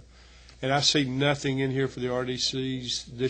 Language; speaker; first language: English; native; English